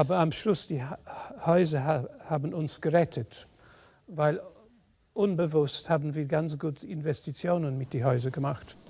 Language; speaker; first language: German; non-native, fluent; English